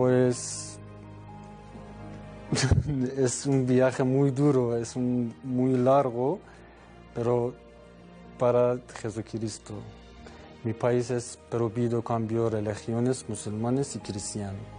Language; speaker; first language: Spanish; non-native, learner; Persian